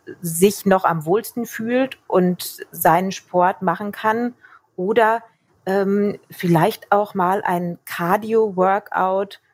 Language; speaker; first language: German; native; German